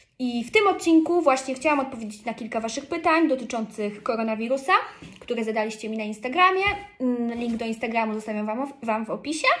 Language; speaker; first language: Polish; early bilingual, heritage; Polish